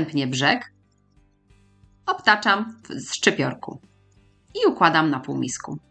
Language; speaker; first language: Polish; native; Polish